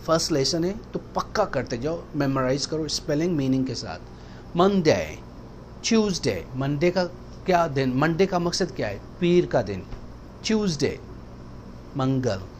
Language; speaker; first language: Urdu; non-native, local second language; Baluchi